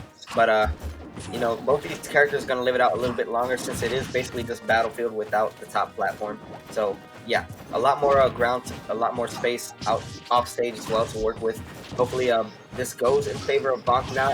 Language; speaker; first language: English; native; English